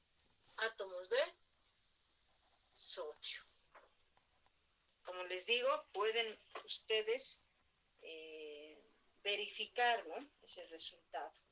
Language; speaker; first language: Spanish; native; Spanish